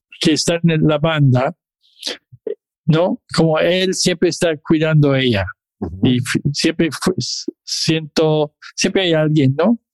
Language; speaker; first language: Spanish; non-native, fluent; English